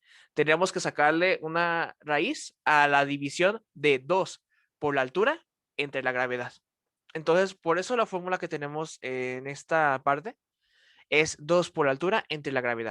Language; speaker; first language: Spanish; native; Spanish